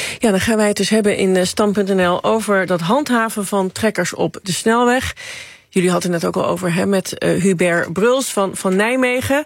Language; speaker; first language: Dutch; native; Dutch